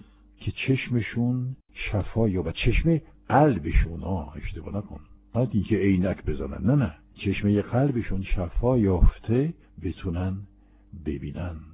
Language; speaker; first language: Persian; non-native, fluent; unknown